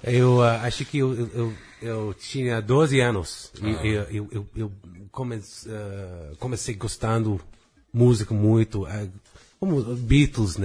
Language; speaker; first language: Portuguese; non-native, fluent; English